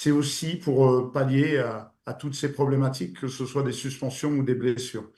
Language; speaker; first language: French; native; French